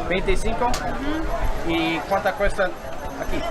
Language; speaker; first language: Spanish; non-native, learner; English